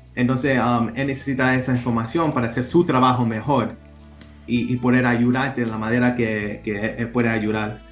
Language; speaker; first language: Spanish; early bilingual, heritage; Spanish